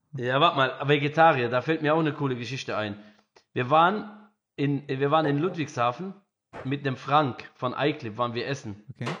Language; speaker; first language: German; early bilingual, other home language; Arabic